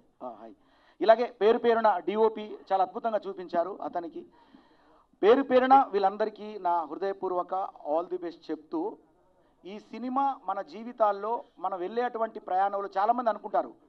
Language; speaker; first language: Telugu; native; Telugu